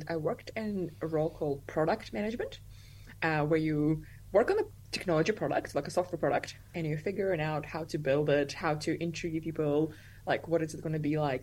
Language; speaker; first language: English; non-native, fluent; Russian